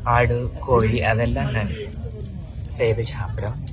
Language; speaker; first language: Malayalam; non-native, local second language; Tamil